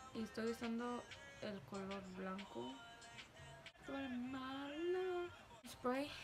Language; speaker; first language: Spanish; early bilingual, heritage; Spanish